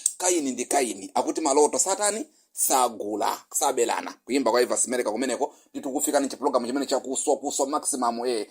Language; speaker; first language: Nyanja; non-native, local second language; Yao